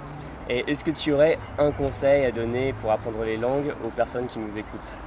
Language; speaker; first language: French; native; French